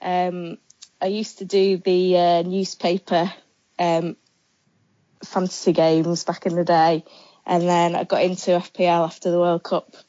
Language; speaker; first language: English; native; English